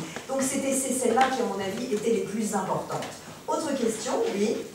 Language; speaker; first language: French; native; French